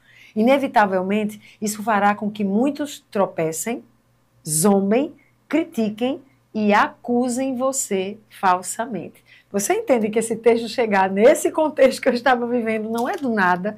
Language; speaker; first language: Portuguese; native; Portuguese